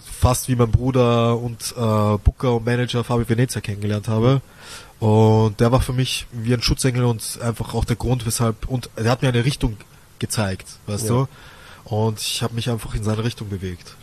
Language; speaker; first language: German; native; German